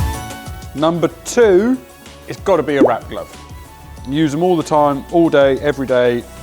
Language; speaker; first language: English; native; English